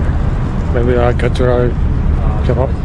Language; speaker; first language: English; non-native, learner; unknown